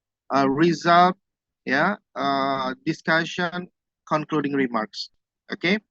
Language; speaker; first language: English; non-native, fluent; Indonesian